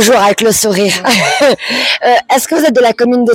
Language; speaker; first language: French; native; French